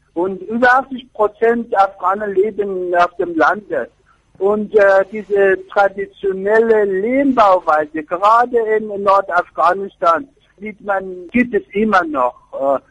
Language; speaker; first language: German; non-native, fluent; Persian